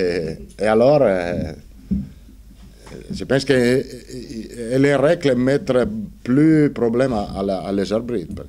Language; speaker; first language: French; non-native, fluent; Italian